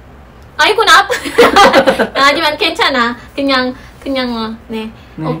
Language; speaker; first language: Korean; non-native, learner; Filipino